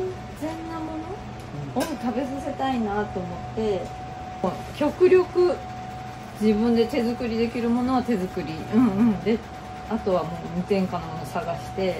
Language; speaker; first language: Japanese; native; Japanese